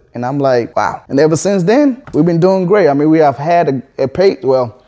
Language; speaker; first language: English; early bilingual, other home language; Akan